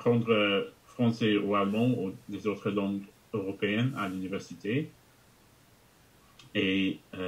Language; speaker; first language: French; non-native, fluent; English